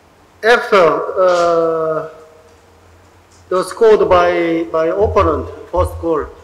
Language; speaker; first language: English; non-native, learner; Korean